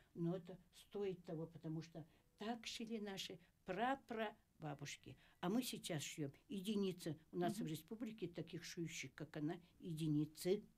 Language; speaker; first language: Russian; native; Russian